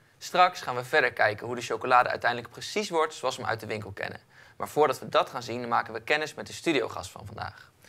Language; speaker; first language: Dutch; native; Dutch